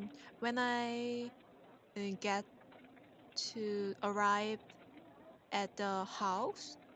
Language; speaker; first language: English; non-native, learner; Korean